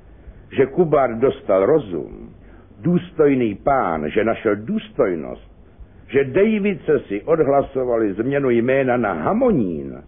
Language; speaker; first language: Czech; native; Czech